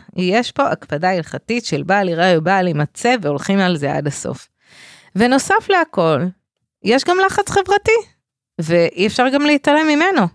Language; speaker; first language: Hebrew; native; Hebrew